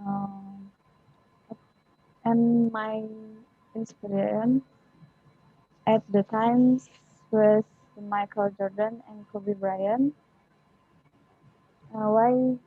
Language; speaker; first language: English; non-native, learner; Indonesian